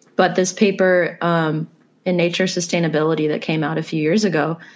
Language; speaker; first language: English; native; English